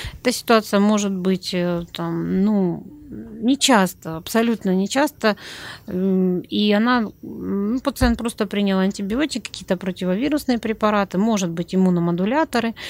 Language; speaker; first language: Russian; native; Russian